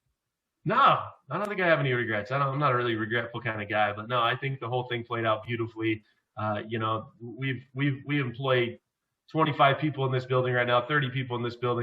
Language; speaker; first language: English; native; English